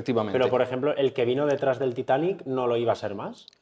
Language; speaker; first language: Spanish; native; Spanish